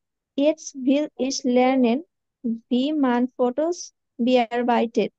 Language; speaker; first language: German; non-native, learner; Bangla